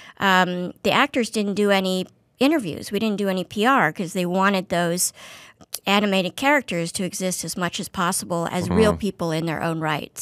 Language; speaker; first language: English; native; English